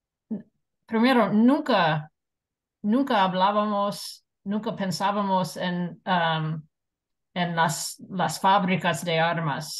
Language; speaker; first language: Spanish; non-native, fluent; English